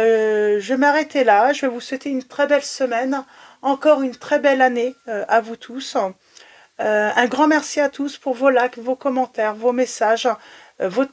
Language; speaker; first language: French; native; French